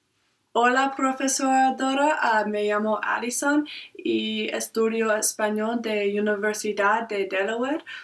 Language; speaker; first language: Spanish; non-native, learner; English